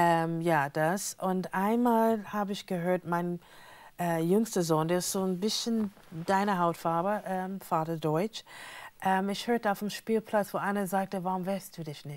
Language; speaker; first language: German; non-native, fluent; English